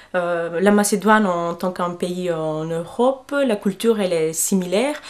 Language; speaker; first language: French; non-native, fluent; Macedonian